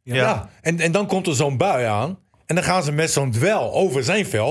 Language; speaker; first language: Dutch; native; Dutch